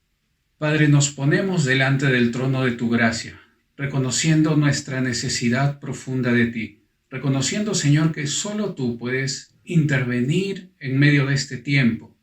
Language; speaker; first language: Spanish; native; Spanish